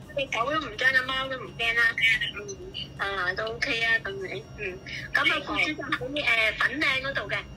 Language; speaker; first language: Cantonese; native; Cantonese